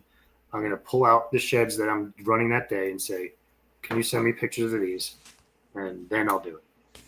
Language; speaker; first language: English; native; English